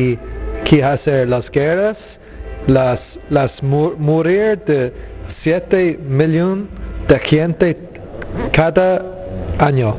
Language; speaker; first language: Spanish; non-native, learner; English